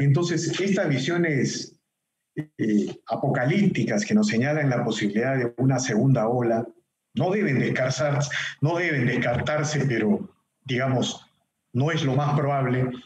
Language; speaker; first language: Spanish; native; Spanish